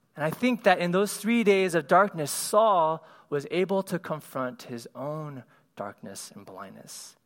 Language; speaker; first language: English; native; English